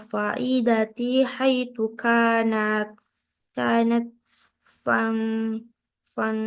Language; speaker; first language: Arabic; non-native, learner; Indonesian